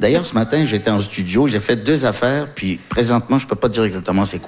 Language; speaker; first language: French; early bilingual, heritage; French